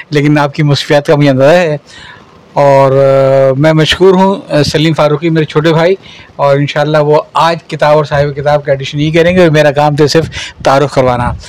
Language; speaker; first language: Urdu; native; Urdu